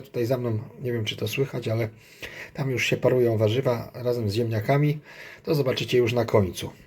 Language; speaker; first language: Polish; native; Polish